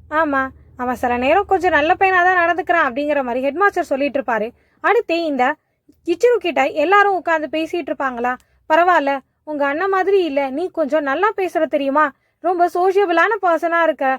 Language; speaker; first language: Tamil; native; Tamil